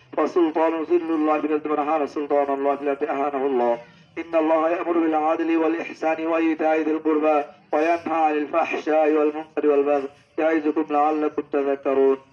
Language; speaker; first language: Arabic; non-native, fluent; Bangla